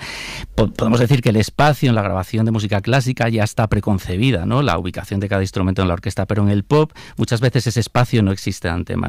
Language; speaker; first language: Spanish; native; Spanish